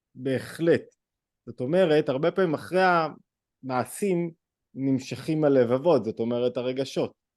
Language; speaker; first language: Hebrew; native; Hebrew